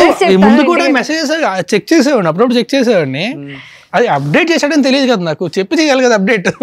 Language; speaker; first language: Telugu; native; Telugu